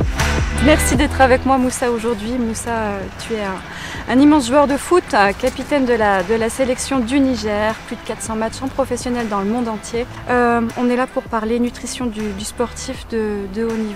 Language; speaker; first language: French; native; French